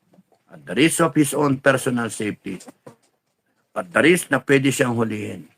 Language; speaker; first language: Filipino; native; Filipino